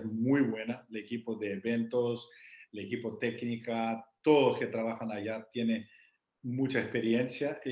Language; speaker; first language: Spanish; non-native, fluent; Portuguese